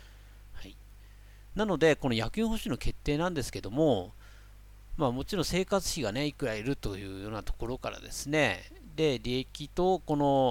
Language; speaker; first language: Japanese; native; Japanese